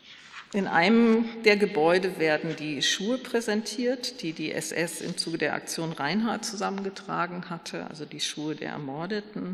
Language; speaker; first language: German; native; German